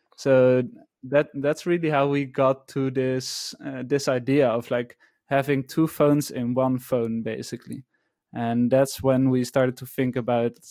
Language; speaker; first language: English; non-native, fluent; Dutch